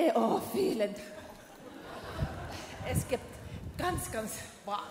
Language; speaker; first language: German; non-native, learner; Finnish